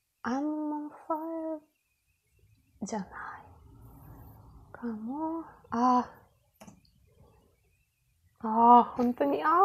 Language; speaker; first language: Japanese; non-native, learner; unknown